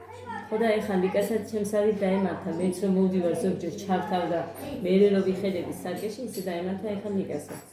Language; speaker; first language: Georgian; native; Georgian